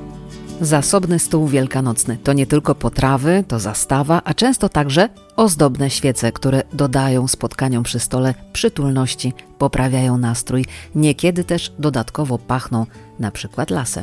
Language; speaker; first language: Polish; native; Polish